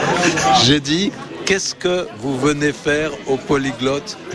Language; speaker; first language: French; native; French